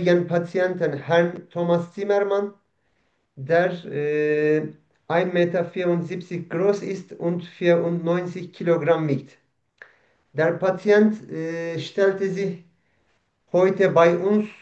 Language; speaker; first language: German; non-native, learner; Turkish